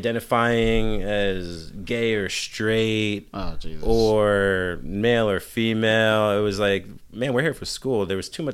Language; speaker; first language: English; native; English